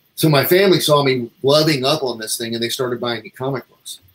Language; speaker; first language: English; native; English